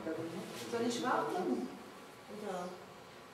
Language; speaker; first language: German; non-native, learner; French